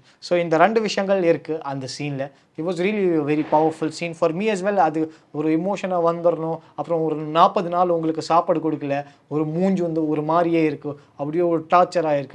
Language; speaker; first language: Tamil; non-native, learner; Kashmiri